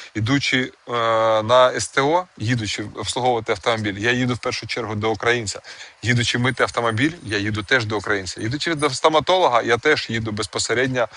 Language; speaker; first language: Ukrainian; non-native, local second language; Russian